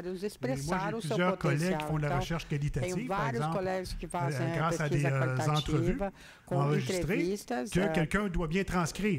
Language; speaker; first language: French; native; French